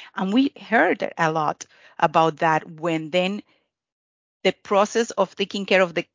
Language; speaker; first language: English; non-native, fluent; Spanish